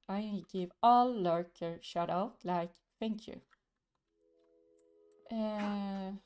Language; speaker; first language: English; non-native, learner; Swedish